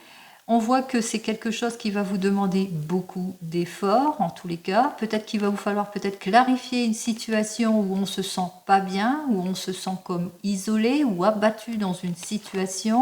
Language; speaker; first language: French; native; French